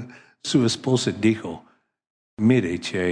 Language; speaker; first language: Spanish; non-native, learner; English